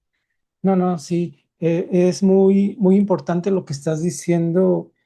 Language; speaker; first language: Spanish; native; Spanish